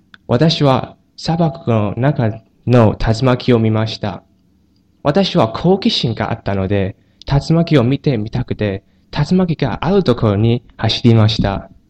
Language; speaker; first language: Japanese; non-native, learner; Chinese